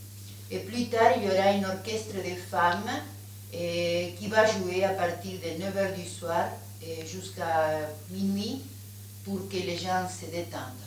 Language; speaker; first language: French; non-native, fluent; Spanish